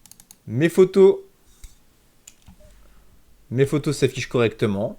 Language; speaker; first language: French; native; French